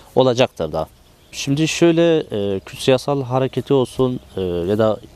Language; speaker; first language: Turkish; native; Turkish